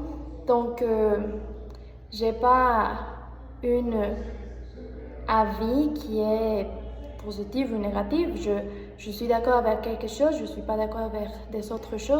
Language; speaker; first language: French; non-native, learner; Spanish